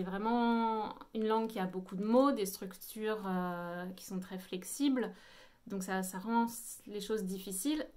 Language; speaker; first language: French; native; French